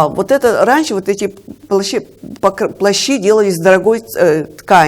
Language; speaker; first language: Russian; native; Russian